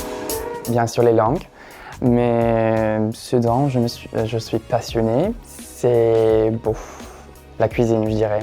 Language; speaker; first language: French; non-native, fluent; English